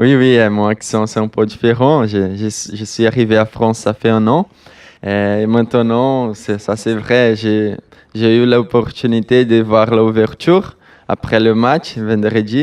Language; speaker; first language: French; non-native, learner; Portuguese